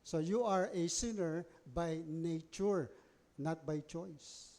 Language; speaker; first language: English; non-native, local second language; Filipino